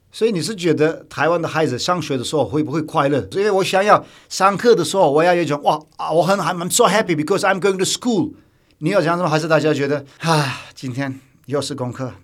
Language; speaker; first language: Chinese; non-native, fluent; Turkish